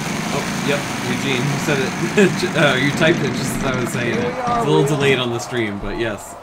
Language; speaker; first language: English; native; English